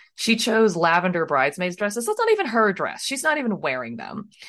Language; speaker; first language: English; early bilingual, other home language; Hindi